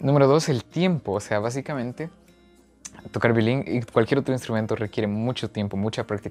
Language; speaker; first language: Spanish; native; Spanish